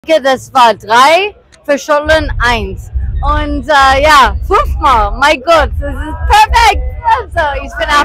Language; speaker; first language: German; non-native, learner; English